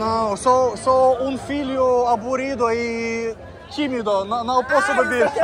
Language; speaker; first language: Portuguese; non-native, learner; Russian